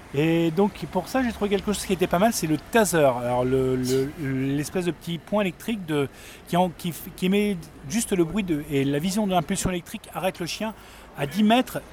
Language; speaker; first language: French; native; French